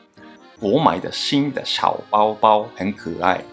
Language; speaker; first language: Chinese; non-native, fluent; Japanese